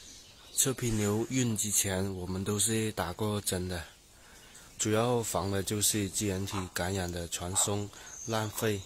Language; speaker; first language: Chinese; non-native, local second language; Cantonese